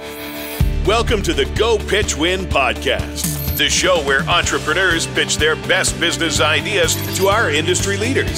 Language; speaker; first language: English; native; English